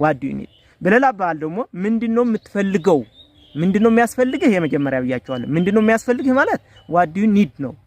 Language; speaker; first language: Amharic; non-native, local second language; Tigrinya